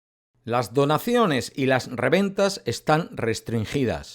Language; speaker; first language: Spanish; native; Spanish